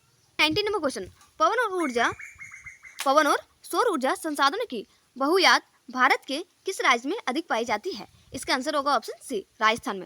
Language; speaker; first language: Hindi; native; Hindi